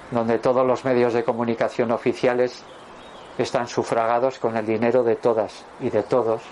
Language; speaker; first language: Spanish; native; Spanish